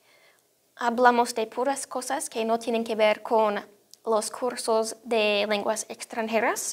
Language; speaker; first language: Spanish; non-native, fluent; English